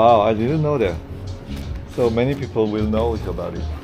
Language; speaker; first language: English; non-native, learner; Korean